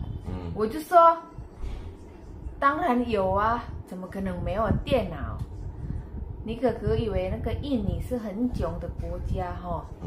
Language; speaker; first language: Chinese; non-native, fluent; Indonesian